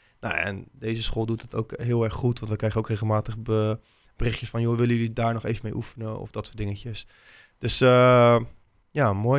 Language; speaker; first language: Dutch; native; Dutch